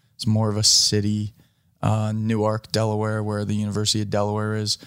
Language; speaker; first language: English; native; English